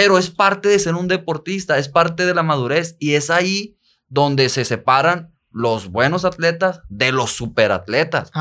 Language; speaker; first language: Spanish; native; Spanish